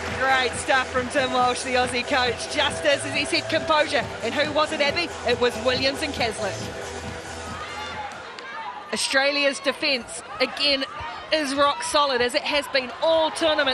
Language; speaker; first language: English; native; English